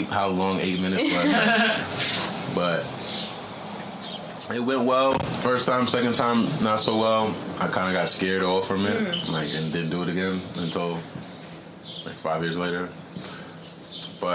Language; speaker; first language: English; native; English